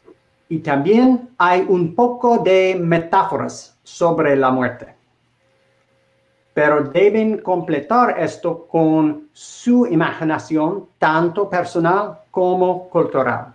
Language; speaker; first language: Spanish; non-native, learner; English